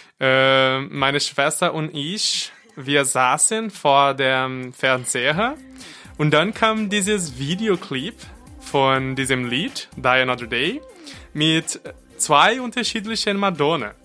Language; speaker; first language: German; non-native, fluent; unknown